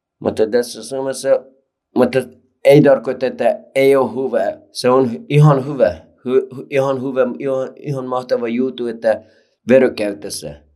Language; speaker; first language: Finnish; non-native, learner; Persian